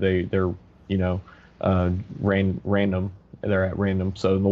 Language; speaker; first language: English; native; English